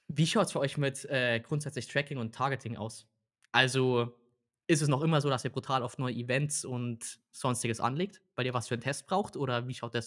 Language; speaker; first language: German; native; German